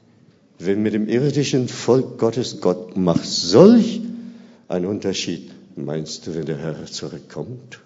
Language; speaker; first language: German; non-native, fluent; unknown